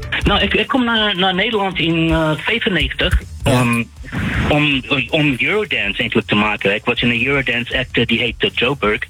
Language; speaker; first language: Dutch; non-native, fluent; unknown